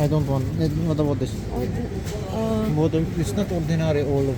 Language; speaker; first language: English; non-native, learner; Filipino